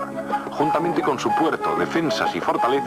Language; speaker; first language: Spanish; native; Spanish